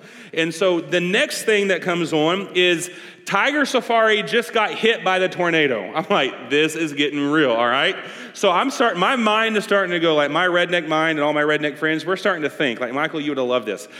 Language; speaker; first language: English; native; English